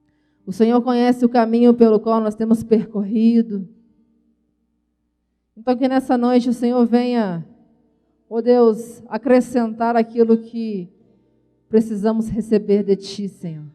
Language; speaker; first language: Portuguese; native; Portuguese